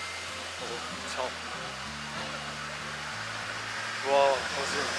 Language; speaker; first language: Korean; non-native, fluent; Japanese